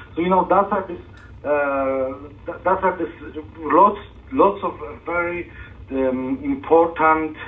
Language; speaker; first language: English; non-native, fluent; Polish